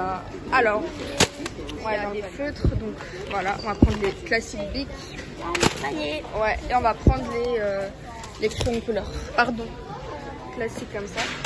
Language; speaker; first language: French; native; French